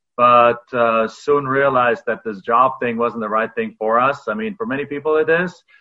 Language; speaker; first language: English; non-native, fluent; German